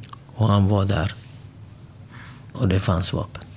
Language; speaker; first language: Swedish; non-native, fluent; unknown